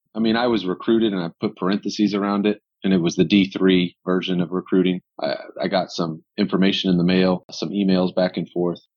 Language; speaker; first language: English; native; English